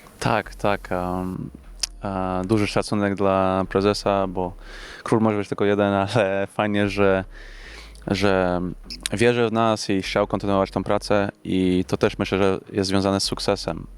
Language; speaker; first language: Polish; early bilingual, heritage; English